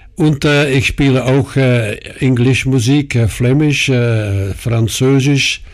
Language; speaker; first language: German; non-native, fluent; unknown